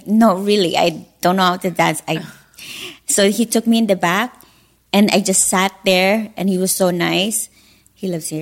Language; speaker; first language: English; non-native, local second language; Filipino